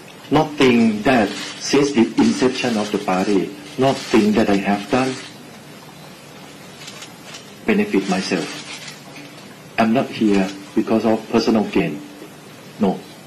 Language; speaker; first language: English; non-native, fluent; Thai